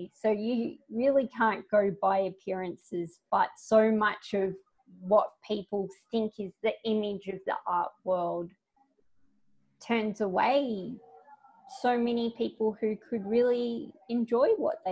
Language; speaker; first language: English; native; English